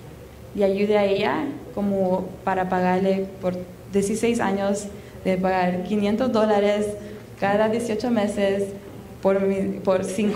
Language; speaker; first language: Spanish; early bilingual, heritage; Spanish